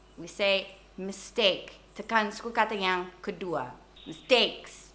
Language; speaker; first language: Indonesian; non-native, fluent; English